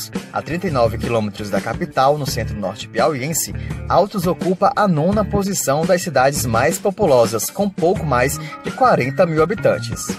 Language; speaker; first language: Portuguese; native; Portuguese